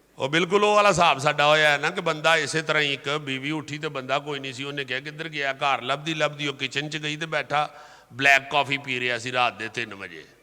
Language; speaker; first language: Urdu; non-native, local second language; Punjabi